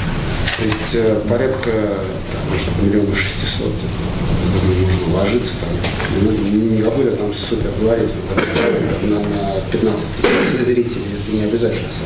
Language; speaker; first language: Russian; native; Russian